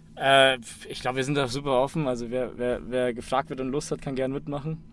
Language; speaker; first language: German; native; German